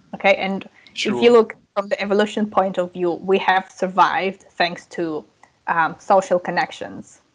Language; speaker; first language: English; non-native, fluent; Russian